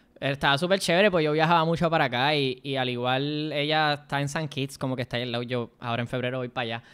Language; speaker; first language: Spanish; native; Spanish